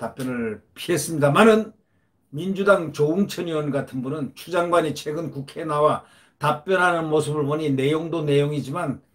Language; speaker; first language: Korean; native; Korean